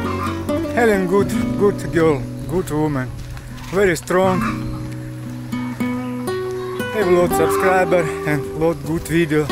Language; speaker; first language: English; non-native, learner; Russian